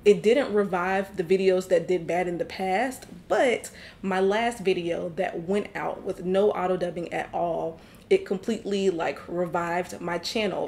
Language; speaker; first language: English; native; English